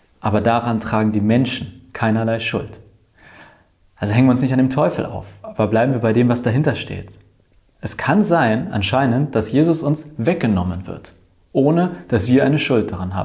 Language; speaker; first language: German; native; German